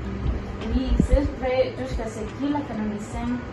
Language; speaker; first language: French; non-native, learner; Spanish